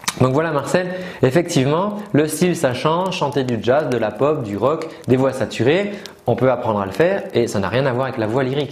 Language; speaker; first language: French; native; French